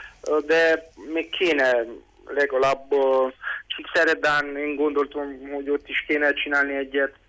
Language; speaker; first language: Hungarian; non-native, local second language; Romanian